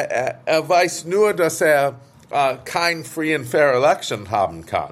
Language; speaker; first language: German; non-native, fluent; English